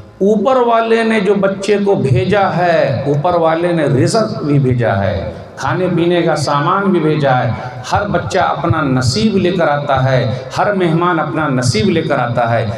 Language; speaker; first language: Urdu; native; Urdu